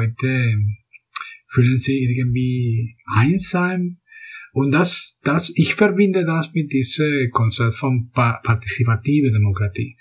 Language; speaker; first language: German; non-native, fluent; Spanish